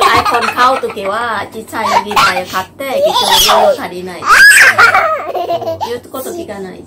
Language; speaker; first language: Japanese; non-native, fluent; Vietnamese